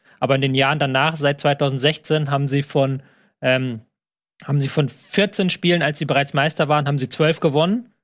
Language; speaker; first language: German; native; German